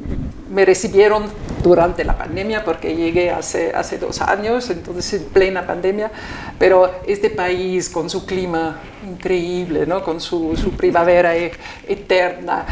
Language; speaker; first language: Spanish; non-native, fluent; German